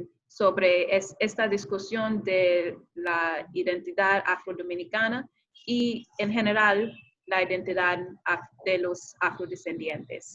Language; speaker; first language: Spanish; non-native, fluent; English